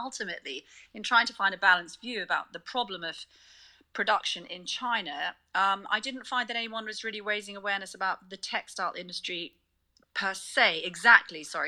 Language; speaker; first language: English; native; English